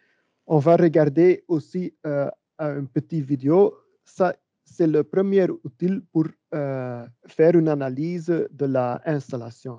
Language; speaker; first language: French; non-native, learner; Dutch